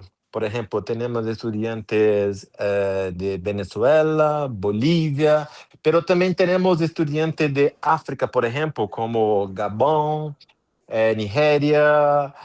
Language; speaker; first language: Spanish; non-native, fluent; Portuguese